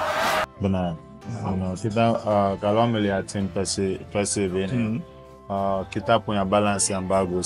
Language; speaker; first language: Indonesian; non-native, fluent; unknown